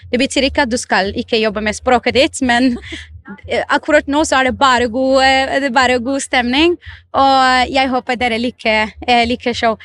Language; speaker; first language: Norwegian; non-native, fluent; Arabic